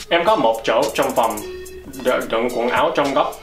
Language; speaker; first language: Vietnamese; early bilingual, heritage; Vietnamese